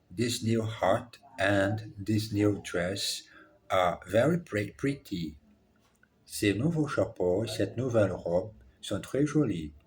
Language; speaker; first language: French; non-native, learner; Portuguese